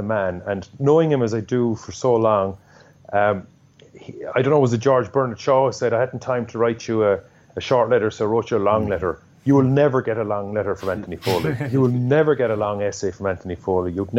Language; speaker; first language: English; native; English